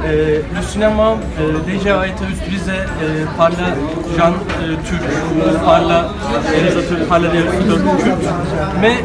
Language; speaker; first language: French; non-native, learner; Turkish